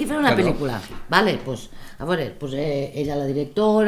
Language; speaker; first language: Catalan; native; Catalan